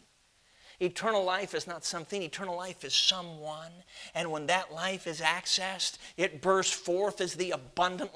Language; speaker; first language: English; native; English